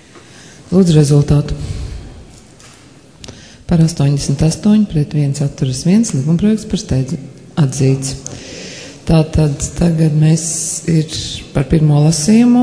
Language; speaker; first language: Latvian; native; Latvian